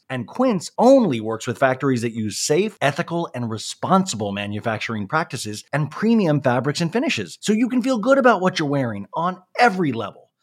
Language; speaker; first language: English; native; English